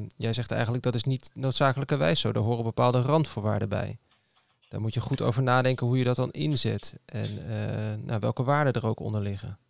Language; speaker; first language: Dutch; native; Dutch